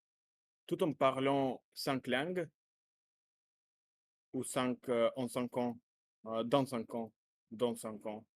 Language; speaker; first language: French; non-native, learner; Russian